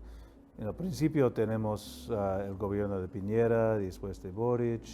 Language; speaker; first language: Spanish; non-native, fluent; English